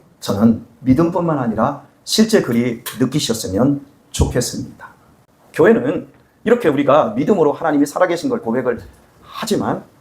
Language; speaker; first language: Korean; native; Korean